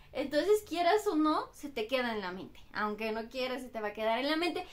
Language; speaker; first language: Spanish; non-native, fluent; Bulgarian